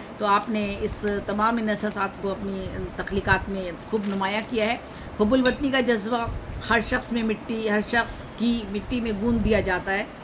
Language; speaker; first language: Urdu; native; Urdu